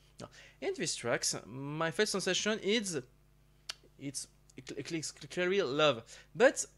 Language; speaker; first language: English; non-native, learner; French